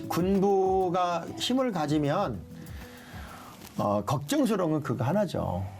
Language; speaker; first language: Korean; native; Korean